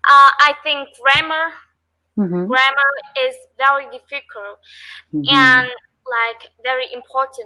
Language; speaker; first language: English; non-native, learner; Vietnamese